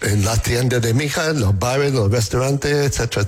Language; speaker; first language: Spanish; non-native, learner; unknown